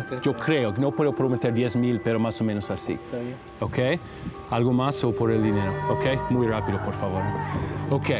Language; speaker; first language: Spanish; non-native, learner; English